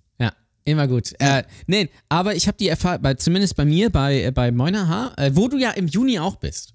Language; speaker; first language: German; native; German